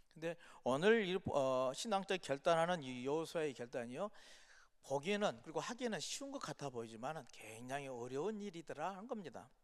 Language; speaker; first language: Korean; native; Korean